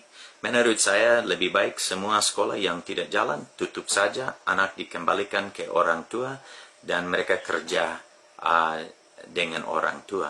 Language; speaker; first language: Indonesian; non-native, fluent; English